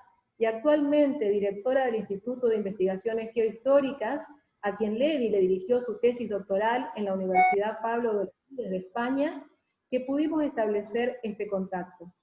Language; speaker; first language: Spanish; native; Spanish